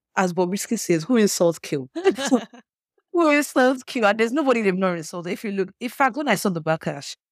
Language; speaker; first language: English; non-native, local second language; Yoruba